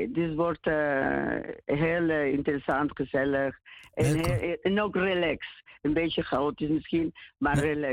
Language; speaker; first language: Dutch; non-native, learner; Spanish